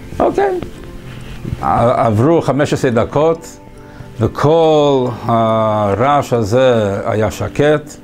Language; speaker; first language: Hebrew; early bilingual, heritage; English